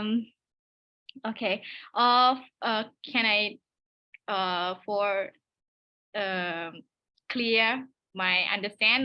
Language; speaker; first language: English; non-native, learner; Thai